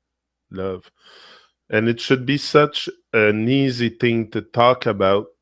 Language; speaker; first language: English; non-native, fluent; French